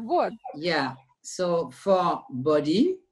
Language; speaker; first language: English; non-native, learner; French